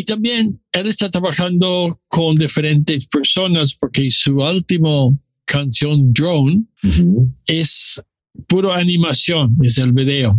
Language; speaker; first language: Spanish; non-native, learner; English